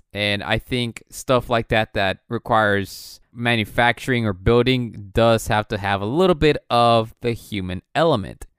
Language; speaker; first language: English; early bilingual, other home language; Spanish